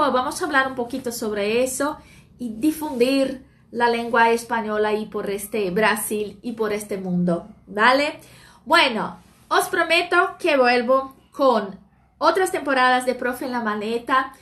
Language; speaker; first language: Spanish; non-native, fluent; Portuguese